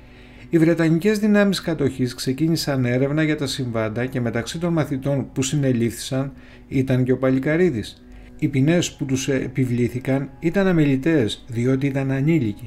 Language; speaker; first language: Greek; native; Greek